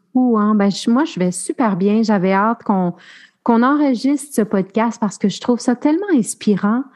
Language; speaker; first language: French; native; French